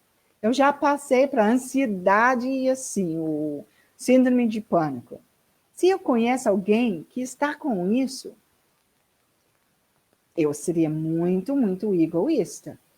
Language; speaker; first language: Portuguese; non-native, learner; English